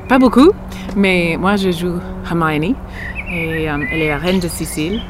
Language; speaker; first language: French; non-native, fluent; English